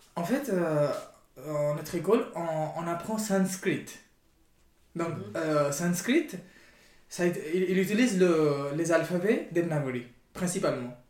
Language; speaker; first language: French; non-native, learner; Urdu